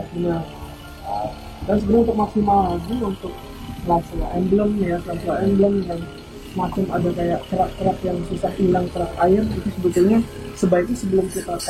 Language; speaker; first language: Indonesian; native; Indonesian